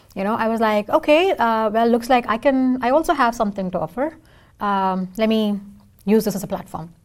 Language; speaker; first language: English; non-native, local second language; Tamil